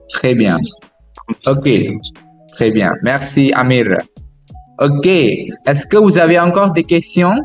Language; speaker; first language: French; non-native, fluent; Indonesian